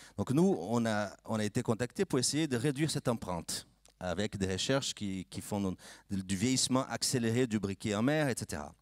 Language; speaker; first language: French; non-native, fluent; Portuguese